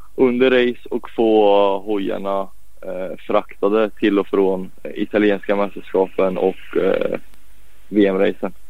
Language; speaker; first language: Swedish; native; Swedish